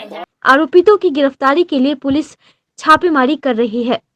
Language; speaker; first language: Hindi; native; Hindi